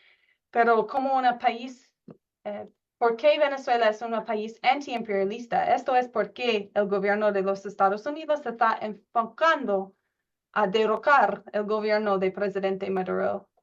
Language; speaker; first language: Spanish; non-native, learner; English